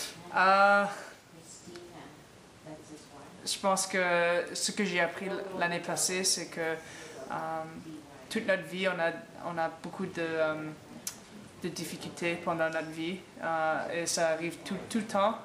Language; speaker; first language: French; non-native, fluent; English